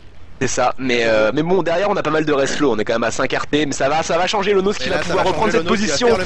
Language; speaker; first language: French; native; French